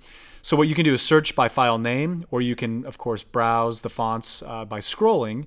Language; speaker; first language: English; native; English